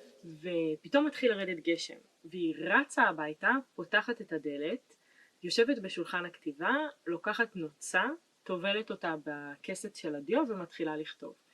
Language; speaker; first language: Hebrew; native; Hebrew